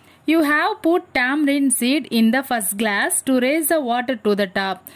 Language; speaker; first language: English; non-native, local second language; Tamil